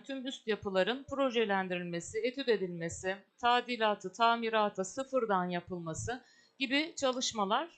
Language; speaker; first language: Turkish; native; Turkish